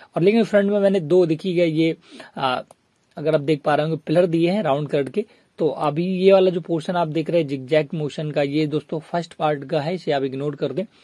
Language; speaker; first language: Hindi; native; Hindi